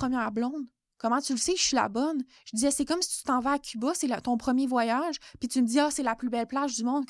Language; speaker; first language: French; native; French